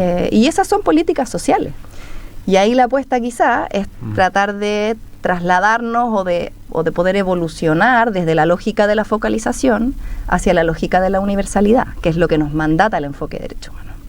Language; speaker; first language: Spanish; native; Spanish